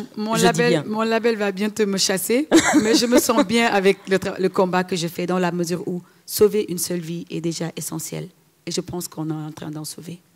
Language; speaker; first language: French; non-native, local second language; Wolof